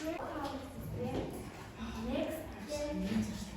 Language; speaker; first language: English; non-native, learner; Mongolian